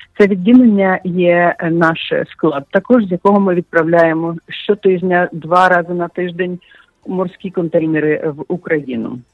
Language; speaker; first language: Ukrainian; native; Ukrainian